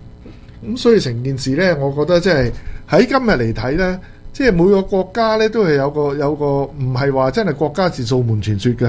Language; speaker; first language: Chinese; native; Chinese